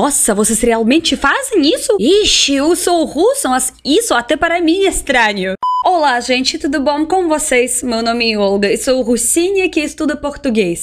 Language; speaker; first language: Portuguese; non-native, fluent; Russian